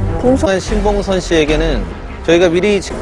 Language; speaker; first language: Korean; native; Korean